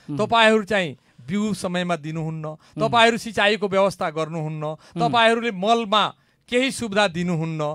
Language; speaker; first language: Nepali; non-native, local second language; Bhojpuri